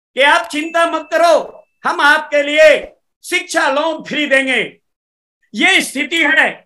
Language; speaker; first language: Hindi; native; Hindi